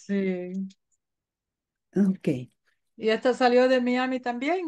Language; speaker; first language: Spanish; early bilingual, heritage; Spanish